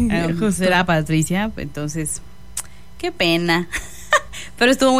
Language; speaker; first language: Spanish; native; Spanish